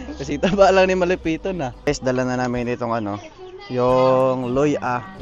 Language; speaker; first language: Filipino; non-native, local second language; Cebuano